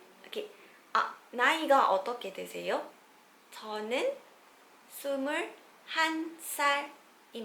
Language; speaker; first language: Korean; non-native, fluent; Malay